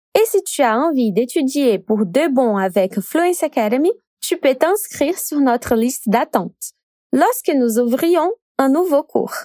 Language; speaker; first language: French; non-native, fluent; Portuguese